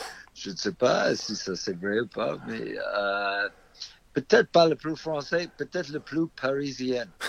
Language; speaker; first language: French; non-native, fluent; English